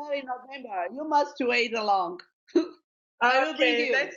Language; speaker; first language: English; non-native, learner; Portuguese